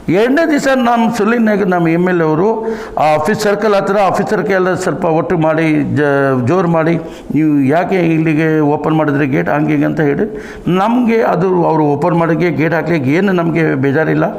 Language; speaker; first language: Kannada; non-native, local second language; Urdu